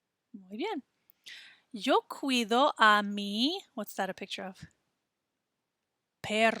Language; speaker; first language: Spanish; non-native, fluent; English